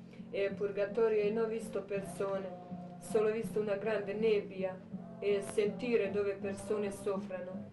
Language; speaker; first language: Italian; non-native, learner; Croatian